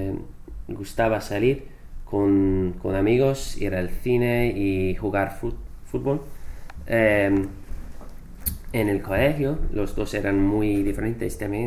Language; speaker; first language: Spanish; non-native, fluent; English